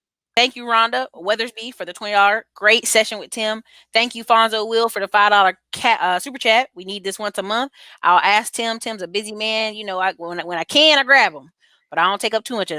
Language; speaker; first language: English; native; English